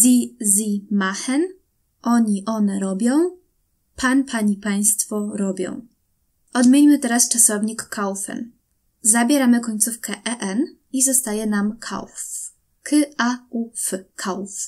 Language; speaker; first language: Polish; native; Polish